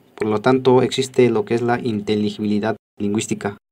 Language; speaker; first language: Spanish; non-native, local second language; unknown